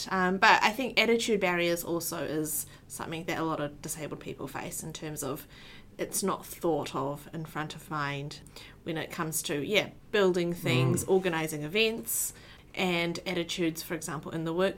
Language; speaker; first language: English; native; English